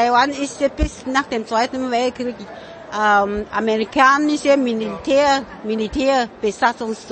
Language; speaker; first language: German; non-native, fluent; Min Nan Chinese